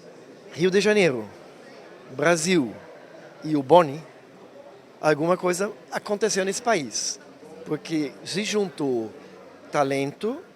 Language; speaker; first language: Portuguese; non-native, fluent; German